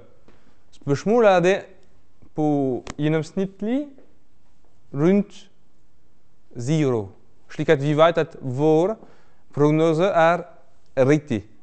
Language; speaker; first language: Norwegian; non-native, fluent; French